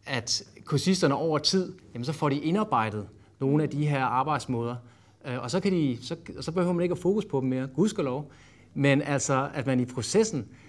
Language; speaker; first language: Danish; native; Danish